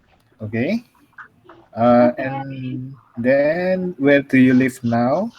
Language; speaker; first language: English; non-native, fluent; Indonesian